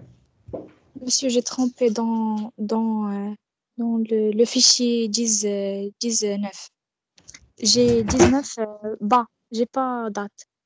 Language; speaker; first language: French; non-native, local second language; Arabic